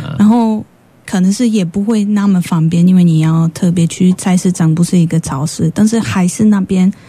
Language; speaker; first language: Chinese; non-native, fluent; Polish